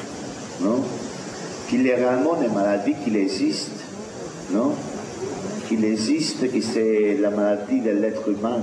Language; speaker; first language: French; non-native, fluent; Italian